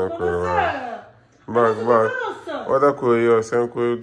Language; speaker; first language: Turkish; non-native, fluent; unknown